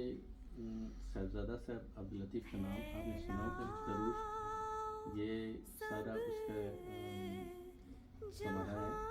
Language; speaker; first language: Hindi; non-native, fluent; Pashto